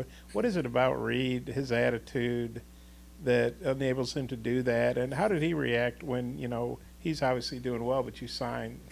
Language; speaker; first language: English; native; English